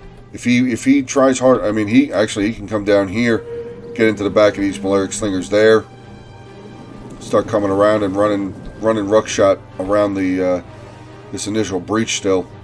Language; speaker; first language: English; native; English